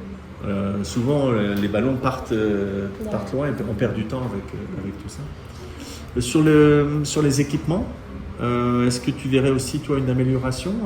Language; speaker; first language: French; native; French